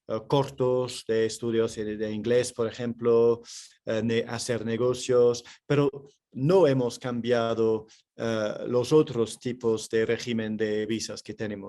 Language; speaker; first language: Spanish; non-native, fluent; English